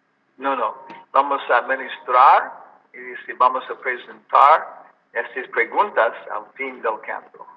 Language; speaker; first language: Spanish; non-native, learner; English